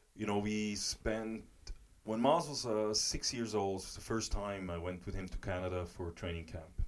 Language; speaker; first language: English; non-native, fluent; German